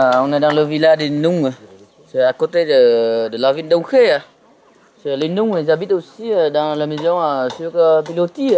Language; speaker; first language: French; non-native, learner; Vietnamese